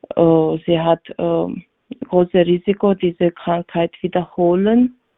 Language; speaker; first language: German; non-native, learner; Georgian